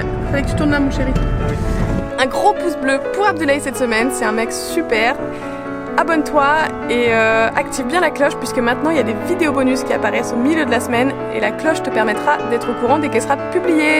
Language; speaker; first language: French; native; French